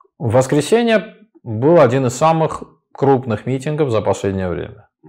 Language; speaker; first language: Russian; non-native, local second language; Armenian